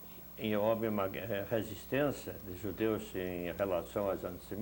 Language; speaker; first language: Portuguese; non-native, fluent; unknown